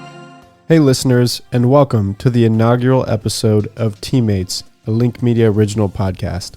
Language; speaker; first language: English; native; English